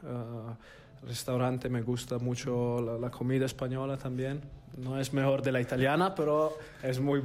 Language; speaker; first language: Spanish; non-native, fluent; Italian